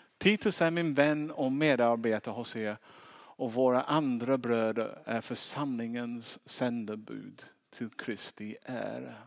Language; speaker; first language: Swedish; non-native, fluent; English